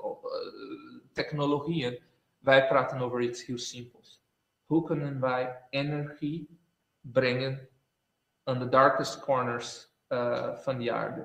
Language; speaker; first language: Dutch; non-native, fluent; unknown